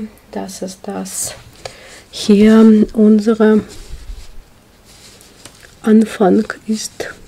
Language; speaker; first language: German; non-native, learner; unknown